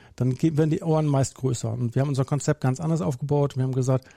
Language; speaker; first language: German; native; German